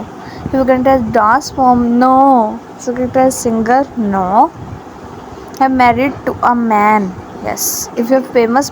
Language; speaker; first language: English; non-native, learner; Urdu